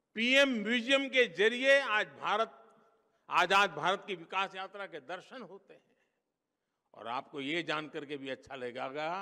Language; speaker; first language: Hindi; non-native, local second language; Gujarati